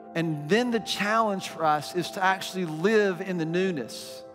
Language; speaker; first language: English; native; English